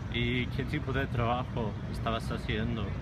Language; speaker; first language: Spanish; non-native, fluent; English